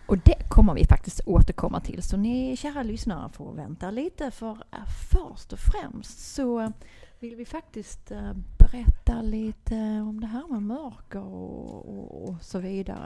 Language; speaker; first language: Swedish; native; Swedish